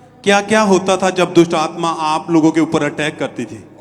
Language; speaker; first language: Hindi; native; Hindi